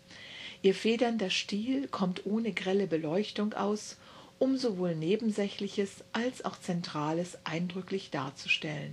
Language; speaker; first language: German; native; German